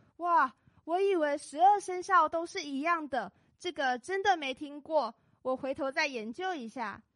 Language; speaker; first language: Chinese; native; Chinese